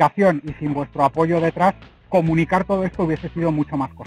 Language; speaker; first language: Spanish; native; Spanish